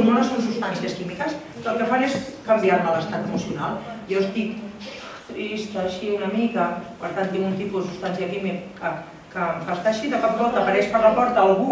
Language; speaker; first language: Catalan; native; Catalan